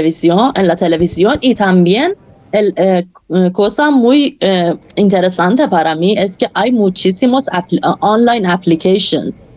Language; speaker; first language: Spanish; non-native, fluent; Persian